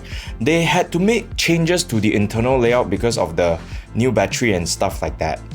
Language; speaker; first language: English; native; English